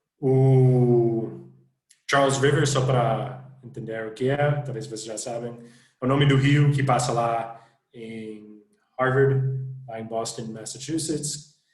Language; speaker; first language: Portuguese; non-native, fluent; English